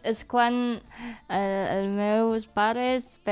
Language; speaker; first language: Catalan; non-native, learner; Indonesian